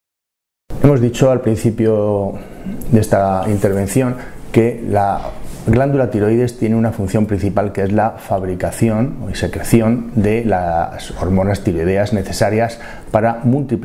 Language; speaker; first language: Spanish; native; Spanish